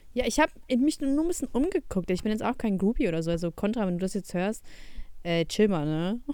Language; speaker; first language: German; early bilingual, other home language; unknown